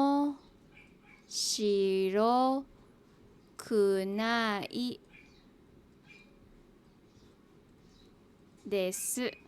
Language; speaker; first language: Japanese; non-native, fluent; Hiligaynon